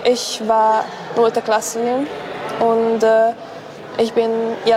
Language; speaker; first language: German; non-native, local second language; Hungarian